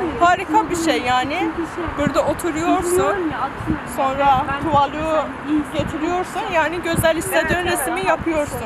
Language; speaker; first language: Turkish; non-native, fluent; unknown